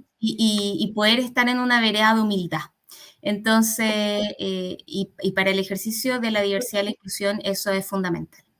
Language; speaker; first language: Spanish; early bilingual, other home language; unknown